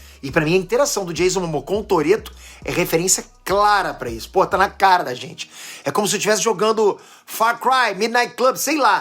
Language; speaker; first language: Portuguese; native; Portuguese